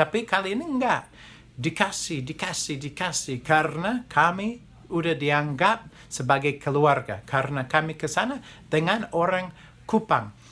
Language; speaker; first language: Indonesian; non-native, fluent; English